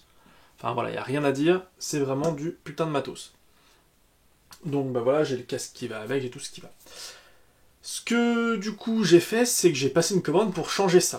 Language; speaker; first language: French; native; French